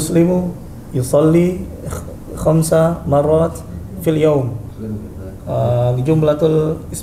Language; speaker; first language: Arabic; non-native, learner; Indonesian